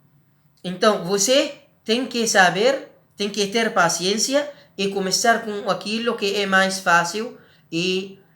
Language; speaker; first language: Portuguese; non-native, learner; Arabic